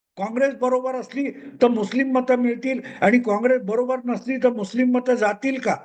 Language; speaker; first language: Marathi; native; Marathi